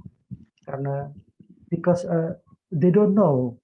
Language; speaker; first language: English; non-native, learner; Indonesian